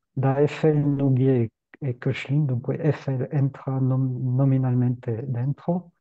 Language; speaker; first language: Italian; non-native, fluent; French